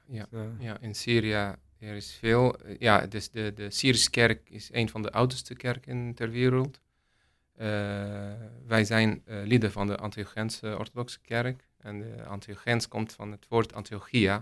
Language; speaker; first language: Dutch; non-native, learner; Arabic